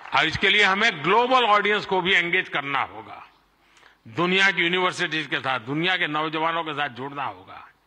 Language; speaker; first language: Hindi; non-native, local second language; Gujarati